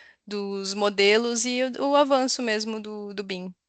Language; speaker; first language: Portuguese; native; Portuguese